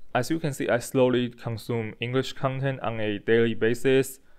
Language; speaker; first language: English; non-native, fluent; Chinese